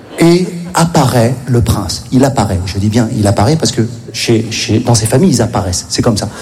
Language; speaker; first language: French; native; French